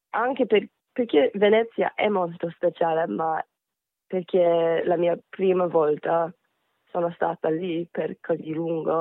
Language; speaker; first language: Italian; non-native, fluent; Korean